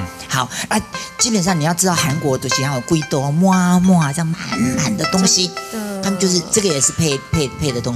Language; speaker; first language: Chinese; native; Chinese